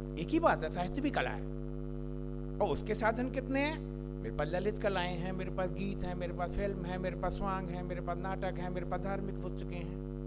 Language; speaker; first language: Hindi; non-native, local second language; Punjabi